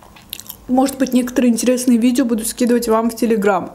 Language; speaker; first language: Russian; native; Russian